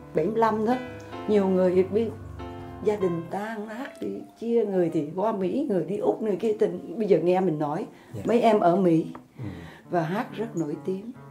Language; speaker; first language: Vietnamese; native; Vietnamese